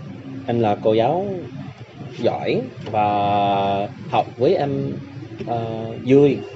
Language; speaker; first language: Vietnamese; non-native, learner; English